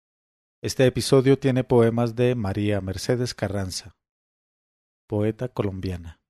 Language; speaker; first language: Spanish; native; Spanish